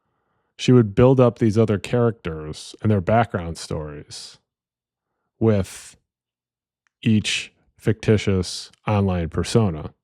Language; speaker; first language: English; native; English